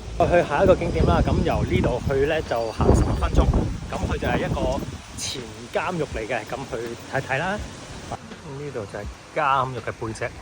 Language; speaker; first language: Cantonese; native; Cantonese